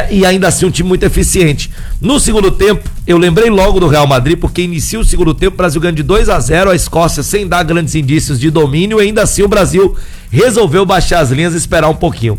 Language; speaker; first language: Portuguese; native; Portuguese